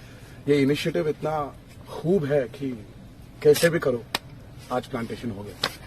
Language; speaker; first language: Hindi; non-native, local second language; Telugu